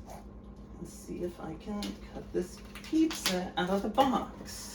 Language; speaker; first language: English; native; English